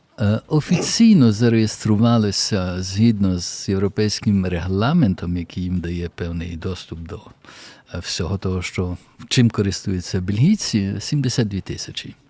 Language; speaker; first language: Ukrainian; early bilingual, heritage; Ukrainian